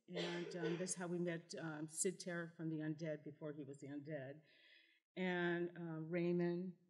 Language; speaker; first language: English; native; English